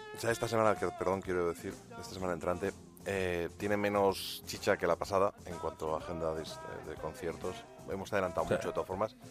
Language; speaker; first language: Spanish; native; Spanish